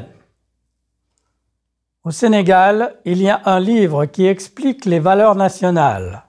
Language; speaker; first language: French; native; French